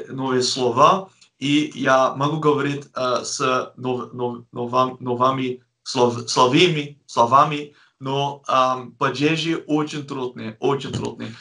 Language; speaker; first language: Russian; non-native, learner; Dutch